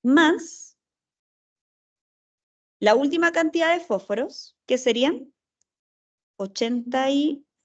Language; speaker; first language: Spanish; native; Spanish